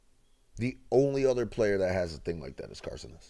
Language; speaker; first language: English; native; English